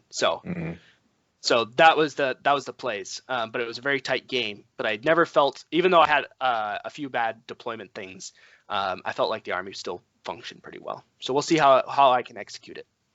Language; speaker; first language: English; native; English